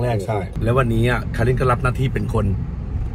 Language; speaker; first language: Thai; native; Thai